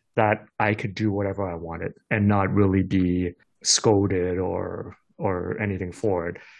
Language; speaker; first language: English; non-native, local second language; Cantonese